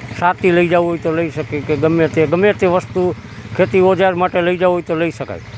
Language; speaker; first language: Gujarati; native; Gujarati